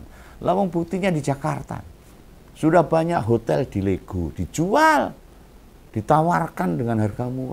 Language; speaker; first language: Indonesian; native; Indonesian